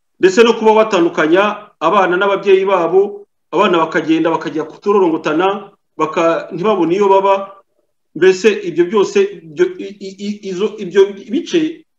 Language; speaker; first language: Kinyarwanda; native; Kinyarwanda